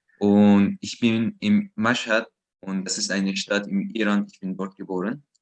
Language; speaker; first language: German; non-native, learner; Persian